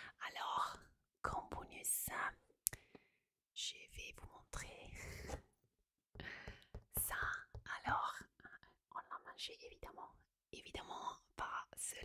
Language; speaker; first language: French; non-native, fluent; Italian